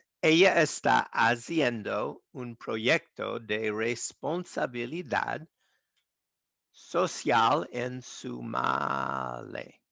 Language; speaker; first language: Spanish; non-native, learner; English